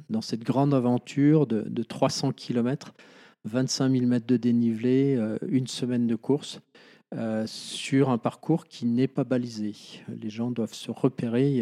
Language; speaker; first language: French; native; French